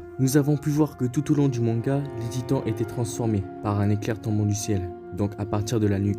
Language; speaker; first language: French; native; French